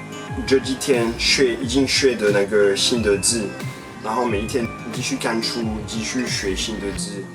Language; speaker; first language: Chinese; non-native, fluent; French